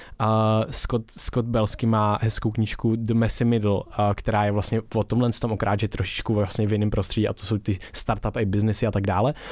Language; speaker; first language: Czech; native; Czech